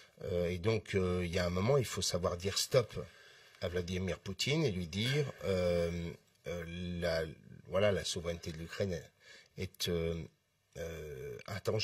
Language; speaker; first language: French; native; French